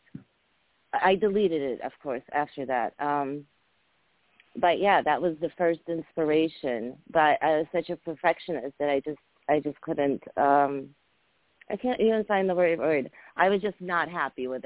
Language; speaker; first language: English; early bilingual, other home language; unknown